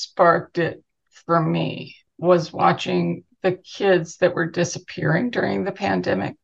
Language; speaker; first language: English; native; English